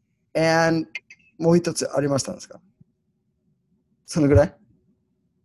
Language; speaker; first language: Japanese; non-native, learner; English